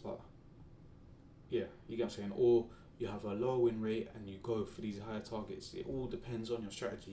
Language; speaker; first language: English; native; English